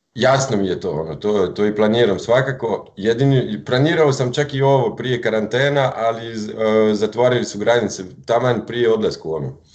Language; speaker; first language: Croatian; non-native, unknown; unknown